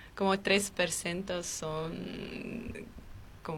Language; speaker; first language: Spanish; non-native, fluent; Armenian